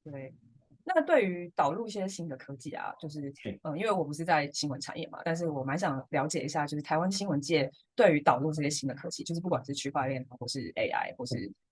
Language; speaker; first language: Chinese; native; Chinese